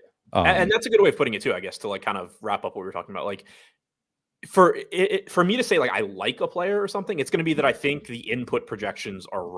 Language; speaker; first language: English; native; English